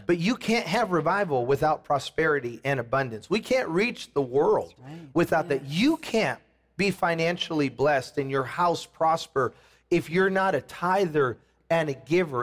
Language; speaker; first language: English; native; English